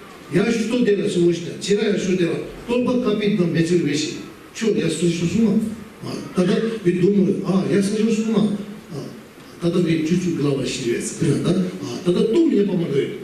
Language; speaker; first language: Russian; non-native, learner; Tibetan